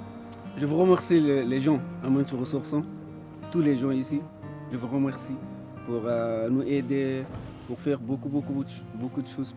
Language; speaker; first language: French; non-native, learner; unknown